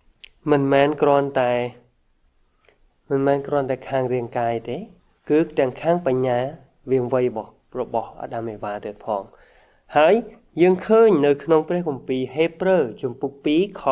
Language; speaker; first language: Khmer; native; Khmer